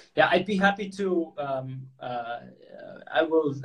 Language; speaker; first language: English; non-native, local second language; German